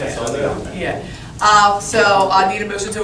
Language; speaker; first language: English; native; English